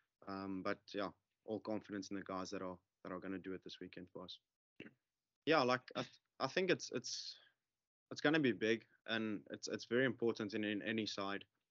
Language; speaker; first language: English; non-native, local second language; Afrikaans